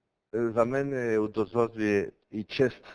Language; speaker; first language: Bulgarian; non-native, learner; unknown